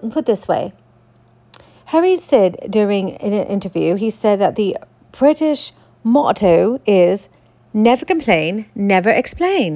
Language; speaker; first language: English; native; English